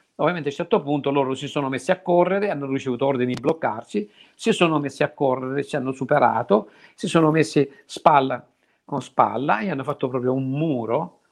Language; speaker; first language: Italian; native; Italian